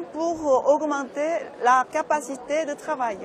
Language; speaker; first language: French; non-native, fluent; Korean